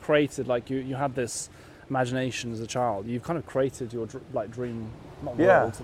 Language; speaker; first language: English; native; English